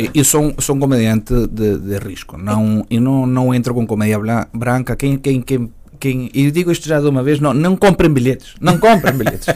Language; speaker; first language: Portuguese; early bilingual, heritage; Portuguese